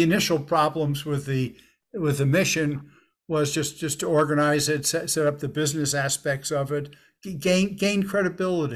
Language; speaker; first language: English; native; English